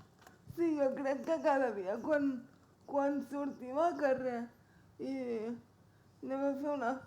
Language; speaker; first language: Catalan; non-native, local second language; Spanish